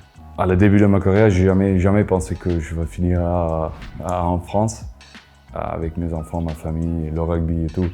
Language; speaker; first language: French; non-native, fluent; Afrikaans